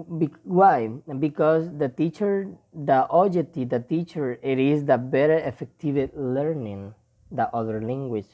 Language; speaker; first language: English; non-native, learner; Spanish